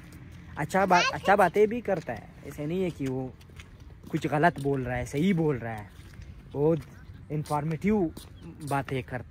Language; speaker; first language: Hindi; non-native, learner; Pashto